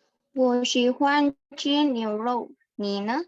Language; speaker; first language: Chinese; non-native, learner; Indonesian